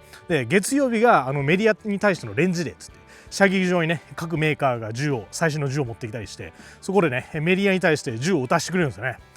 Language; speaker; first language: Japanese; native; Japanese